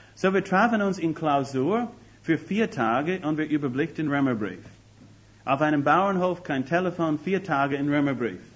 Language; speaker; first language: German; non-native, fluent; English